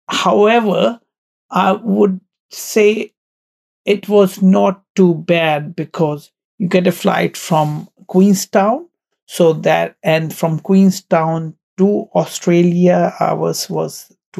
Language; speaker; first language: English; non-native, local second language; Punjabi